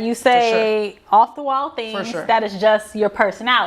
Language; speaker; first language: English; native; English